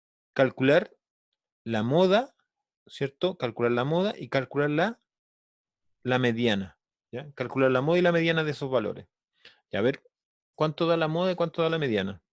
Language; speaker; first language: Spanish; native; Spanish